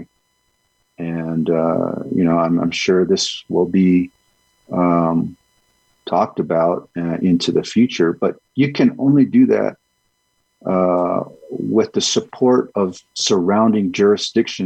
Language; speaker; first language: English; early bilingual, other home language; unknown